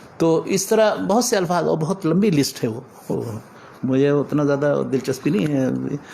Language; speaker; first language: Urdu; native; Urdu